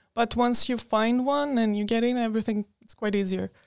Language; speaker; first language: English; non-native, fluent; Greek